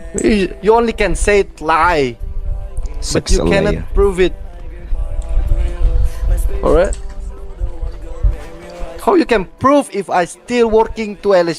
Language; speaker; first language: English; non-native, learner; Indonesian